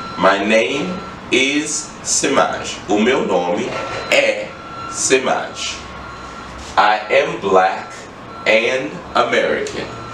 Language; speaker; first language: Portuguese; non-native, fluent; English